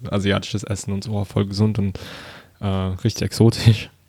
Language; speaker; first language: German; native; German